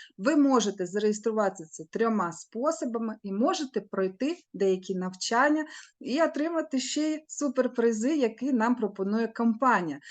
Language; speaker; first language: Ukrainian; non-native, local second language; Russian